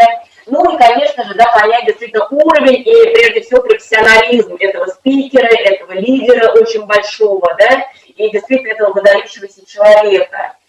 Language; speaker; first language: Russian; native; Russian